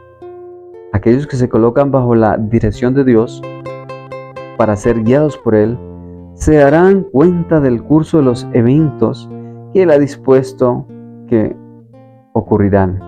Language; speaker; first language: Spanish; native; Spanish